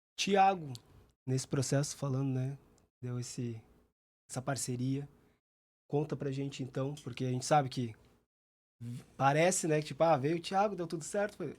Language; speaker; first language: Portuguese; native; Portuguese